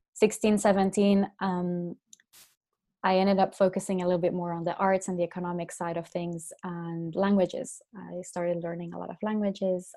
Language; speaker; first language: English; non-native, fluent; Finnish